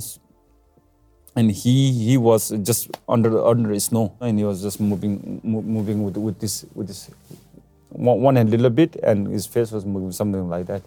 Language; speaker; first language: English; non-native, local second language; Sherpa